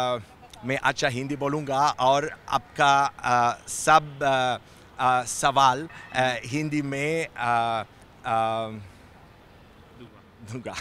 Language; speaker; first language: Hindi; non-native, learner; Spanish